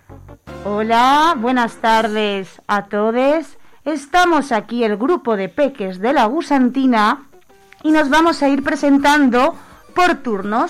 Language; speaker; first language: Spanish; native; Spanish